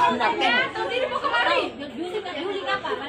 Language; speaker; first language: Malay; native; Malay